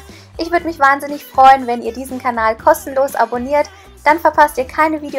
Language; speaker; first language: German; native; German